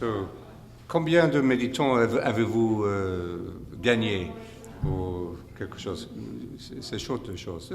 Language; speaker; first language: French; non-native, fluent; English